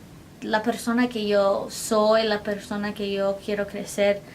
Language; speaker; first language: Spanish; early bilingual, heritage; Spanish